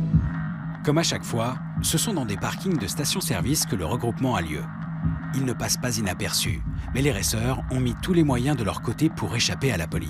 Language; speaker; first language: French; native; French